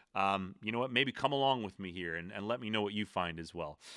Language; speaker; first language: English; native; English